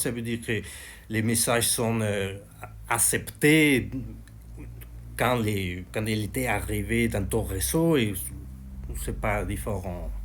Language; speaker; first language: French; non-native, learner; Spanish